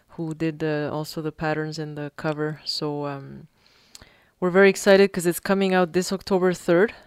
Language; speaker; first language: English; early bilingual, other home language; Spanish